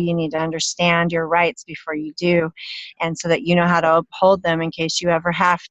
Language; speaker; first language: English; native; English